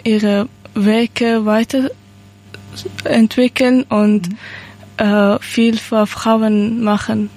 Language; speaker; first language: German; non-native, learner; Persian